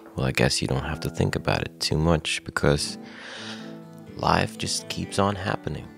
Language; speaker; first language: English; non-native, fluent; Swedish